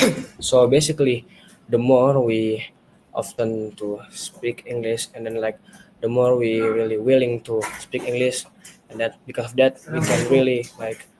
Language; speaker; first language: English; non-native, learner; Indonesian